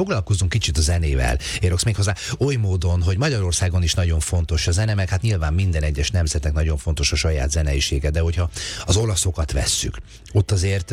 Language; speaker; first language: Hungarian; native; Hungarian